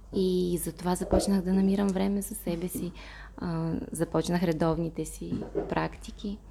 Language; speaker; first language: Bulgarian; non-native, fluent; Russian